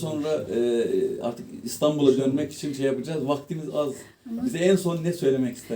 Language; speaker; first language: Turkish; native; Turkish